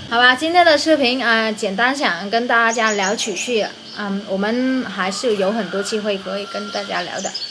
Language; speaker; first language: Chinese; non-native, fluent; Vietnamese